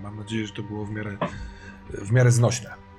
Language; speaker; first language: Polish; native; Polish